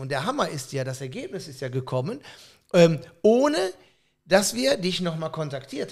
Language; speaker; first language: German; native; German